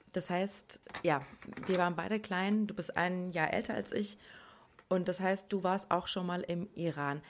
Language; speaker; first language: German; early bilingual, other home language; Persian